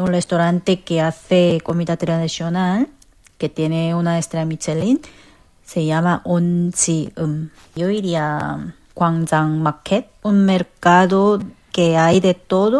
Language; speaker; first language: Spanish; non-native, fluent; Korean